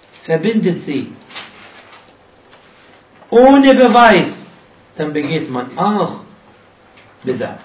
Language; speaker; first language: German; non-native, fluent; Arabic